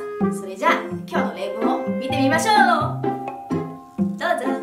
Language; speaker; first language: Japanese; non-native, fluent; Chinese